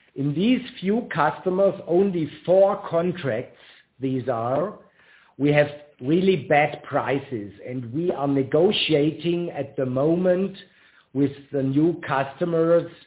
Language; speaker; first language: English; non-native, fluent; German